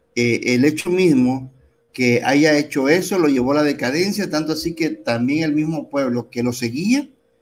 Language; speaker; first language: Spanish; native; Spanish